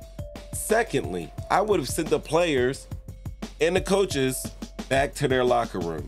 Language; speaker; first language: English; native; English